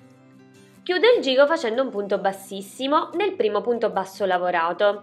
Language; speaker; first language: Italian; native; Italian